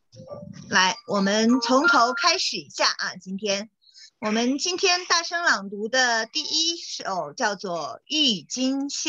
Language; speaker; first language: Chinese; native; Chinese